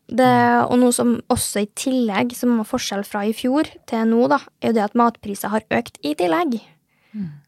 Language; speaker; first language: Norwegian; native; Norwegian